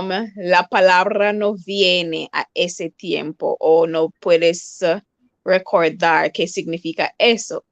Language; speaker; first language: Spanish; non-native, fluent; English